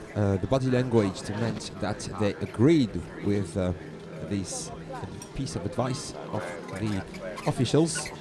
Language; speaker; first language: English; non-native, fluent; French